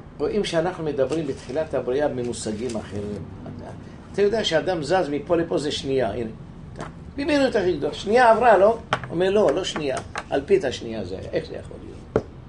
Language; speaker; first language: Hebrew; native; Hebrew